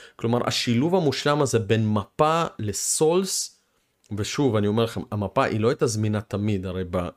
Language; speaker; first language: Hebrew; early bilingual, other home language; Russian